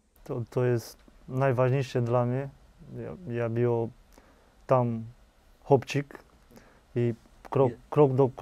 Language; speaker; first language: Polish; non-native, learner; Romanian